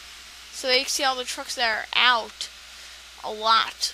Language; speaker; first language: English; native; English